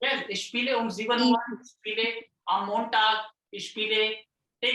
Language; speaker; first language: German; non-native, learner; Hindi